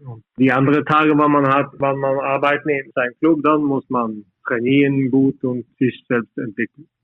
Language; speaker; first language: German; non-native, fluent; Norwegian